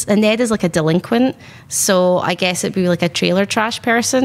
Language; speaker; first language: English; native; English